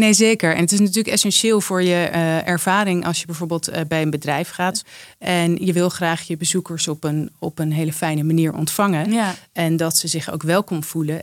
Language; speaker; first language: Dutch; native; Dutch